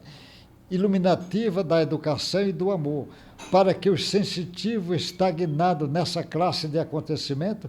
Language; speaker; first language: Portuguese; native; Portuguese